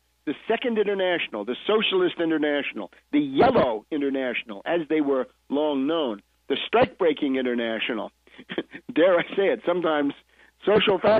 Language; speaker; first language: English; native; English